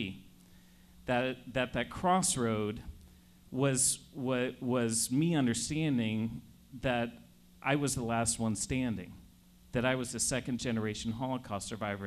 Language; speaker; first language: English; native; English